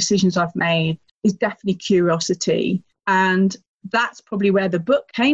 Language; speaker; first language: English; native; English